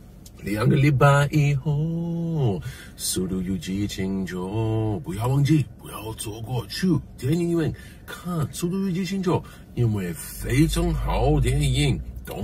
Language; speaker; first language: Chinese; non-native, learner; English